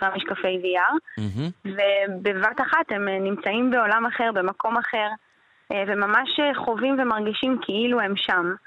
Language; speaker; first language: Hebrew; native; Hebrew